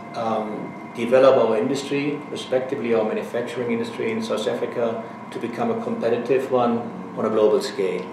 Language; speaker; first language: English; non-native, fluent; German